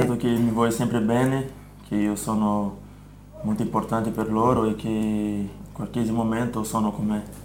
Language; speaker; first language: Italian; non-native, fluent; Portuguese